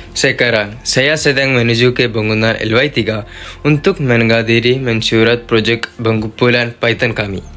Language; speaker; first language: Malay; non-native, learner; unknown